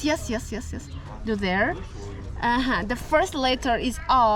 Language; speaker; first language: English; non-native, learner; Armenian